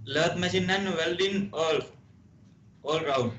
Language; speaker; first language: English; non-native, learner; Sinhala